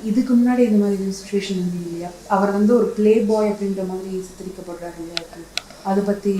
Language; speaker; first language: Tamil; native; Tamil